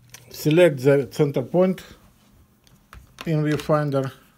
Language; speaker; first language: English; non-native, learner; Russian